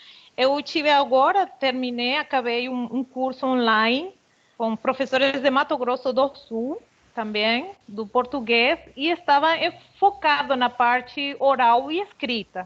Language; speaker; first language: Portuguese; non-native, fluent; Spanish